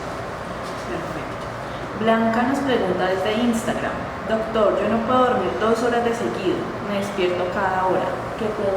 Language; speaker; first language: Spanish; native; Spanish